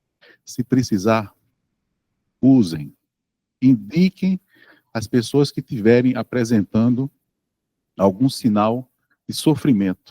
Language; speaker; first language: Portuguese; native; Portuguese